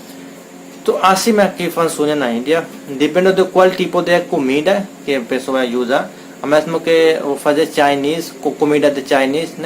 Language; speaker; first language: Portuguese; non-native, learner; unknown